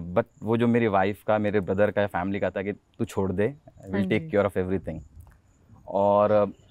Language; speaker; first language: Hindi; native; Hindi